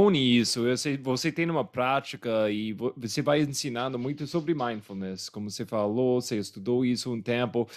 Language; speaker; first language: Portuguese; non-native, fluent; English